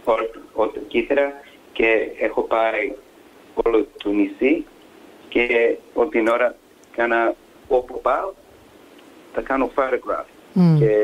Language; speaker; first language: Greek; early bilingual, heritage; English